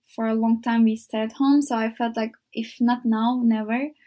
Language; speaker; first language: English; non-native, learner; Turkish